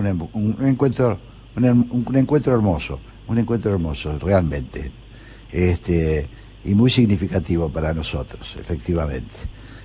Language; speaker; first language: Spanish; native; Spanish